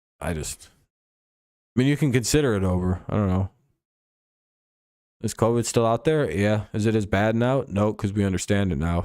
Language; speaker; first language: English; native; English